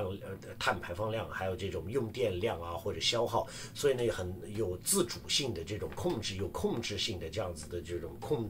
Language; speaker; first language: Chinese; native; Chinese